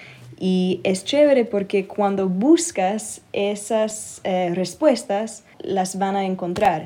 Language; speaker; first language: Spanish; early bilingual, other home language; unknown